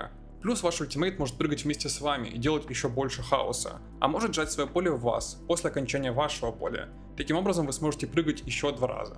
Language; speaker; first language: Russian; native; Russian